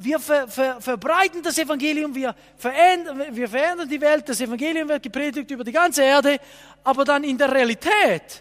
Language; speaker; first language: German; non-native, fluent; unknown